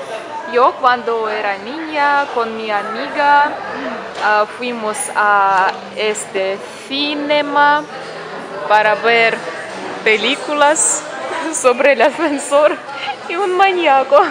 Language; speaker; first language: Spanish; non-native, fluent; Russian